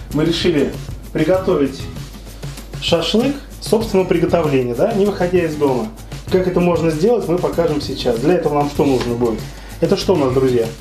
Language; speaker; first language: Russian; native; Russian